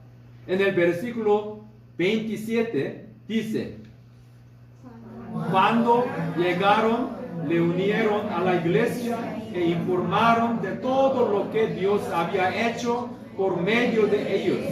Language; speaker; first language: Spanish; non-native, fluent; Korean